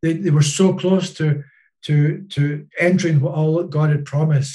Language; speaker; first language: English; native; English